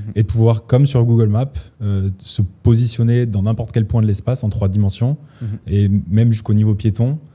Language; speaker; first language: French; native; French